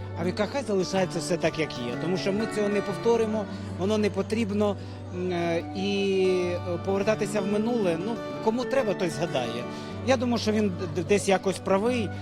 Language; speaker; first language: Ukrainian; native; Ukrainian